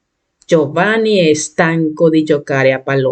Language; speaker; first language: Italian; non-native, fluent; Spanish